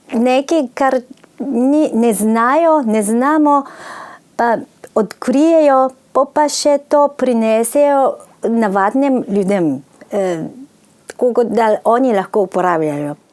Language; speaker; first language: Slovenian; non-native, fluent; Japanese